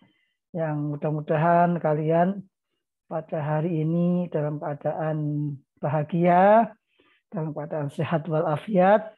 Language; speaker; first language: Indonesian; native; Indonesian